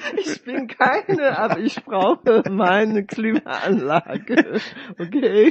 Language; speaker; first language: German; non-native, fluent; Chinese